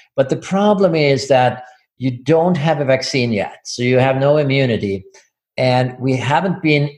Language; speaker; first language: English; non-native, fluent; Swedish